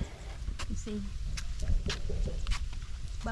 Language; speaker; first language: English; non-native, local second language; Khmer